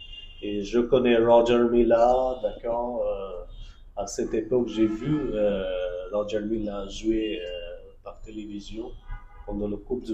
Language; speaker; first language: French; non-native, fluent; Bangla